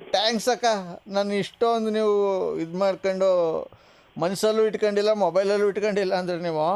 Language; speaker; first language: Kannada; native; Kannada